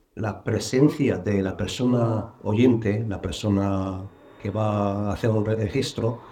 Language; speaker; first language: Spanish; non-native, fluent; Bulgarian